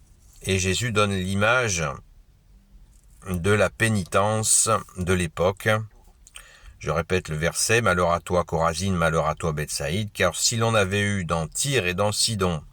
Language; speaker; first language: French; native; French